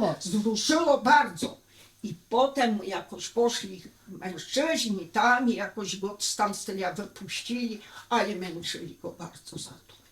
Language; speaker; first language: Polish; early bilingual, heritage; Polish